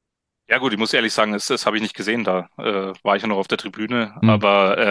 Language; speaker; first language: German; native; German